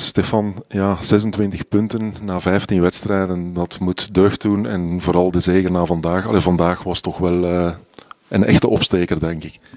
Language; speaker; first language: Dutch; native; Dutch